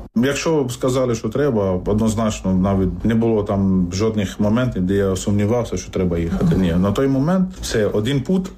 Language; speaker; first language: Ukrainian; non-native, fluent; Arabic